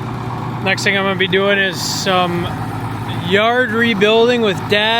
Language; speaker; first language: English; native; English